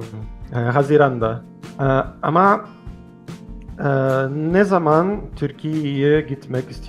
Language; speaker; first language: Turkish; non-native, learner; Portuguese